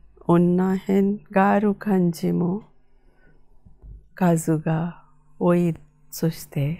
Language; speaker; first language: Japanese; non-native, fluent; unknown